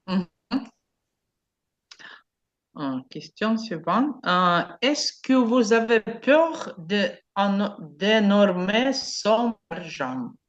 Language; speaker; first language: French; non-native, learner; Ukrainian